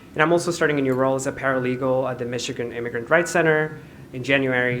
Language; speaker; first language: English; non-native, fluent; Spanish